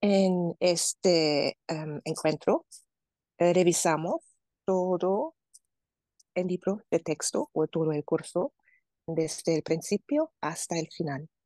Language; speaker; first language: Spanish; non-native, fluent; German